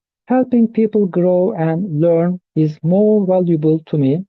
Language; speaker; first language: English; non-native, fluent; Turkish